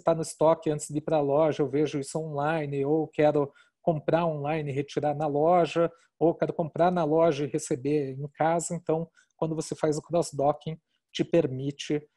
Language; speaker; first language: Portuguese; native; Portuguese